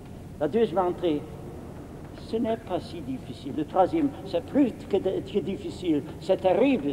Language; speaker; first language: French; non-native, fluent; German